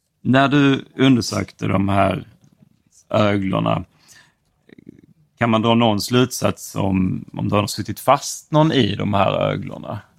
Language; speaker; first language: Swedish; native; Swedish